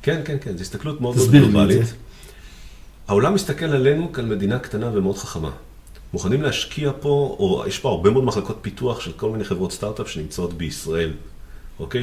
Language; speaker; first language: Hebrew; native; Hebrew